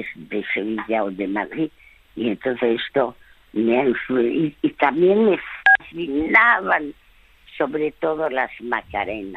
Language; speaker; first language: Spanish; early bilingual, other home language; French